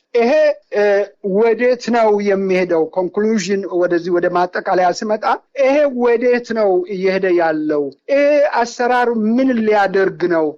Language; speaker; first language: Amharic; non-native, local second language; Wolaytta